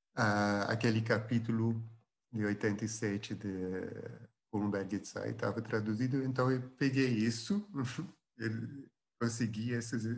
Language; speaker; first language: Portuguese; non-native, fluent; Dutch